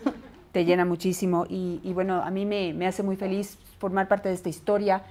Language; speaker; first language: Spanish; native; Spanish